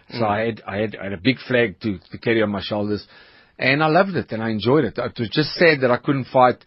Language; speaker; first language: English; native; English